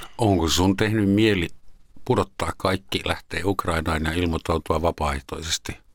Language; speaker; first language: Finnish; native; Finnish